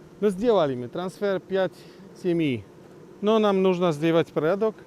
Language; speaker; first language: Russian; non-native, learner; Polish